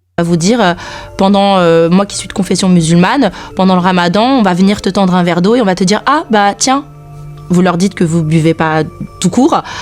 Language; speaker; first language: French; native; French